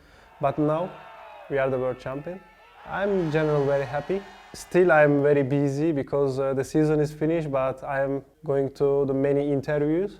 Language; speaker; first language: English; non-native, learner; Turkish